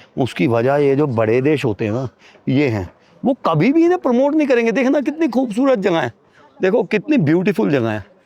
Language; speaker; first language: Hindi; native; Hindi